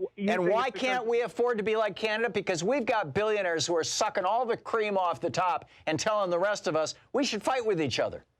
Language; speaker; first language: English; native; English